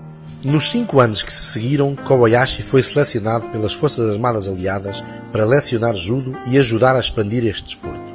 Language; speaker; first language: Portuguese; native; Portuguese